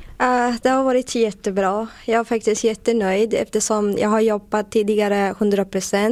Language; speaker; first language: Swedish; non-native, fluent; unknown